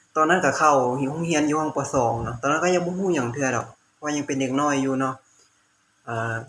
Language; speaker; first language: Lao; native; Lao